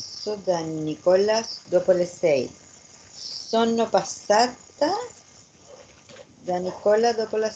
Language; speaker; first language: Italian; non-native, learner; Spanish